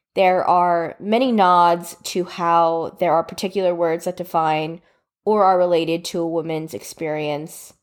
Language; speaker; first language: English; native; English